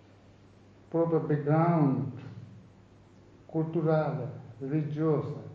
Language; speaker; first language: Italian; non-native, learner; Tibetan